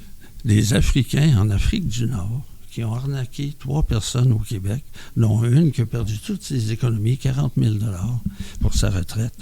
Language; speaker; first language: French; native; French